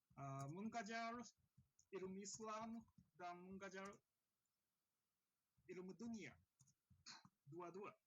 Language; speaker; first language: Indonesian; non-native, learner; Japanese